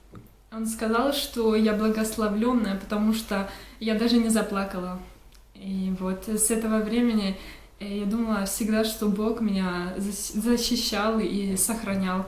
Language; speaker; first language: Russian; early bilingual, heritage; Russian